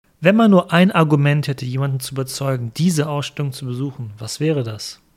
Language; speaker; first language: German; native; German